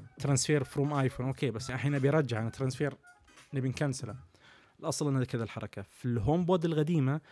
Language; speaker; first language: Arabic; native; Arabic